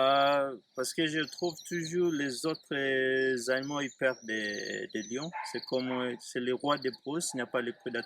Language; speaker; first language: French; non-native, learner; Swahili